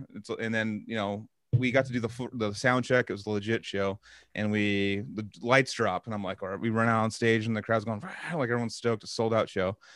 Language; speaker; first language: English; native; English